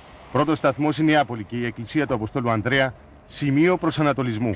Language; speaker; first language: Greek; native; Greek